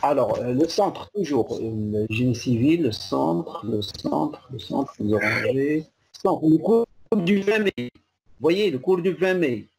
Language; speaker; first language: French; non-native, local second language; Arabic